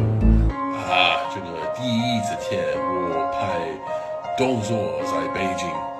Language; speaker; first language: Chinese; non-native, learner; English